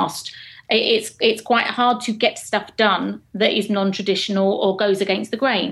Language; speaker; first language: English; native; English